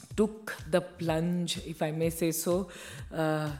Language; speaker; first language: English; non-native, local second language; Hindi